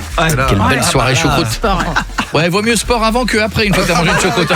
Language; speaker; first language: French; native; French